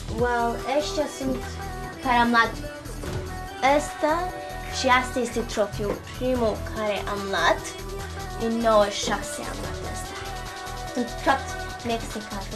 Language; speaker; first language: Romanian; early bilingual, heritage; Romanian